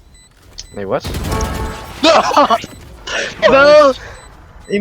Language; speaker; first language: Danish; native; Danish